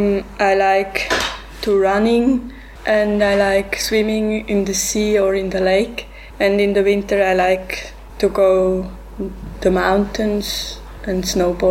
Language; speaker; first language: English; non-native, learner; Swiss German